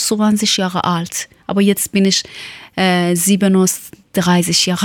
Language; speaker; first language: German; non-native, learner; Persian